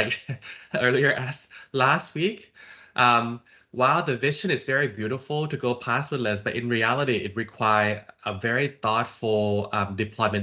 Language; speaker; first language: English; non-native, fluent; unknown